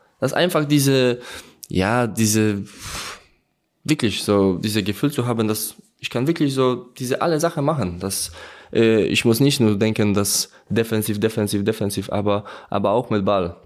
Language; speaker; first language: German; non-native, learner; Polish